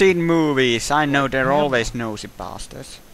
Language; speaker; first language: English; native; English